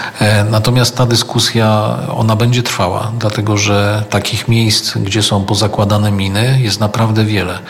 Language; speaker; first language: Polish; native; Polish